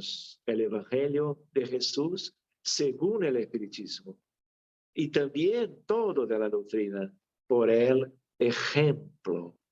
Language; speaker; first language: Spanish; non-native, fluent; Portuguese